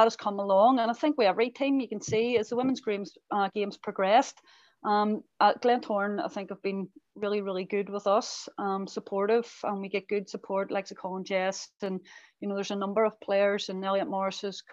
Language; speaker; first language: English; native; English